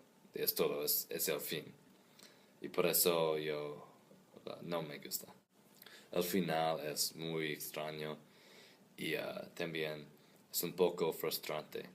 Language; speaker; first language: Spanish; non-native, learner; English